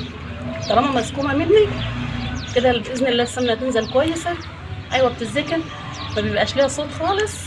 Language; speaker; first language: Arabic; native; Arabic